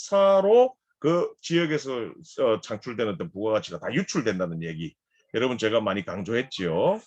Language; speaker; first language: Korean; native; Korean